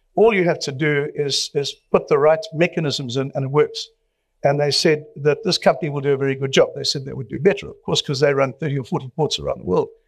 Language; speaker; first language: English; native; English